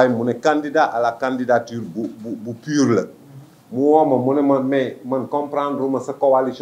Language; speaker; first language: French; non-native, local second language; Wolof